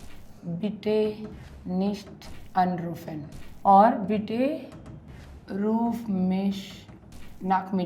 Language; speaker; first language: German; non-native, learner; Hindi